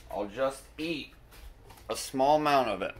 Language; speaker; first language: English; native; English